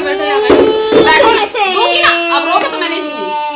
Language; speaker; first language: Hindi; non-native, local second language; Chhattisgarhi